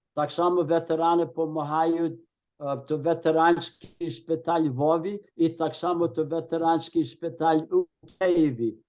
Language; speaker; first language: Ukrainian; early bilingual, heritage; Ukrainian